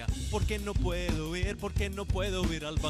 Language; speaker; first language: Spanish; non-native, learner; English